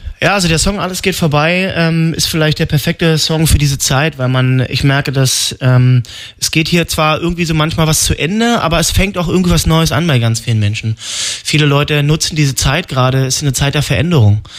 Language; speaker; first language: German; native; German